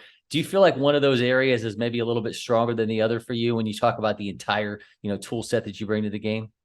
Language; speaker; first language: English; native; English